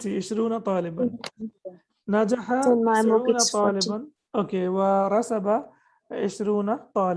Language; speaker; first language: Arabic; non-native, fluent; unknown